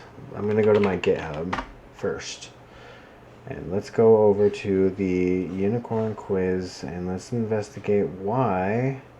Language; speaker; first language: English; native; English